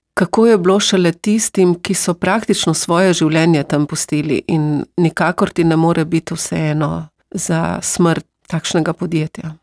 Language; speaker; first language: Slovenian; native; Slovenian